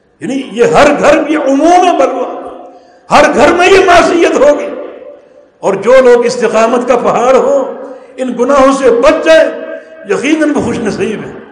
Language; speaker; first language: Urdu; native; Urdu